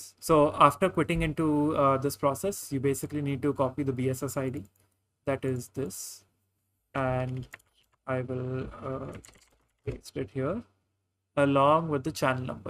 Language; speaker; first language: English; non-native, local second language; Hindi